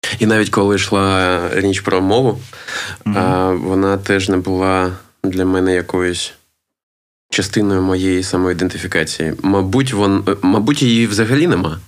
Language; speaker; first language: Ukrainian; non-native, local second language; Russian